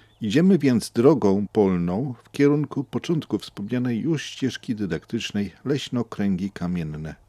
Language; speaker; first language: Polish; native; Polish